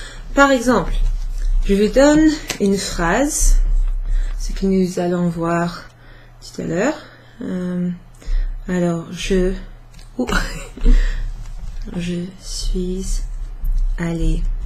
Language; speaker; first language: French; non-native, fluent; English